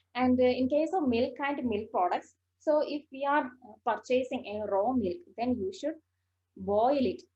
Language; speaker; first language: English; non-native, local second language; Malayalam